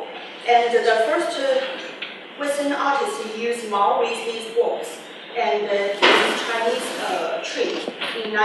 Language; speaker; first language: English; non-native, learner; Chinese